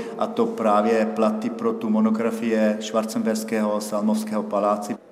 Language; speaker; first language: Czech; non-native, fluent; German